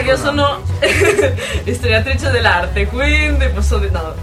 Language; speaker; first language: Italian; non-native, fluent; Spanish